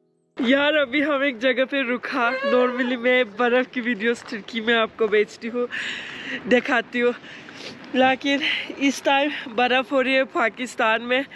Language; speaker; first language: Hindi; non-native, fluent; Turkish